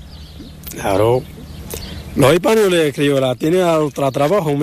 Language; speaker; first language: Spanish; non-native, learner; Arabic